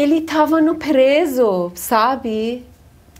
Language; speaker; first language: Portuguese; non-native, learner; Persian